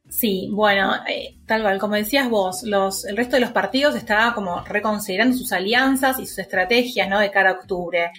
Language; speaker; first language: Spanish; native; Spanish